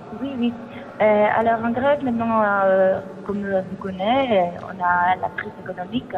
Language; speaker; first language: French; non-native, fluent; Greek